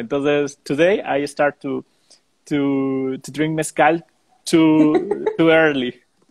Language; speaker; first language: English; non-native, learner; Spanish